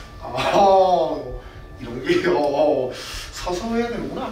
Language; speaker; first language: Korean; native; Korean